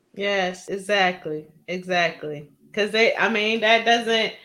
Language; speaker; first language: English; native; English